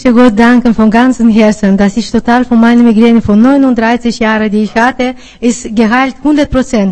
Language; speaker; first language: German; non-native, learner; Spanish